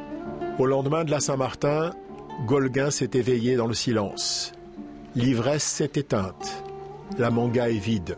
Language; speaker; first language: French; native; French